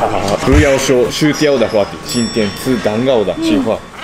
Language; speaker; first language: Chinese; non-native, fluent; Japanese